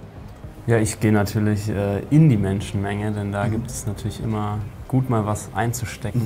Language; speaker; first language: German; native; German